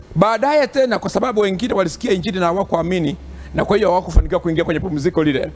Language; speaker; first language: Swahili; non-native, local second language; Gusii